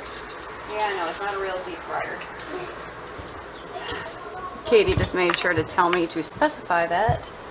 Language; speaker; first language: English; native; English